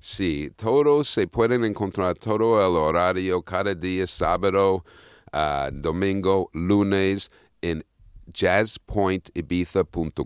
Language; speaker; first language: Spanish; non-native, fluent; English